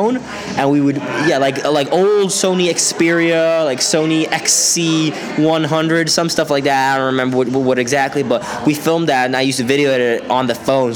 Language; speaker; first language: English; non-native, fluent; Swedish